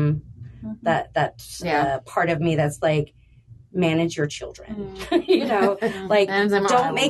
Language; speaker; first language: English; native; English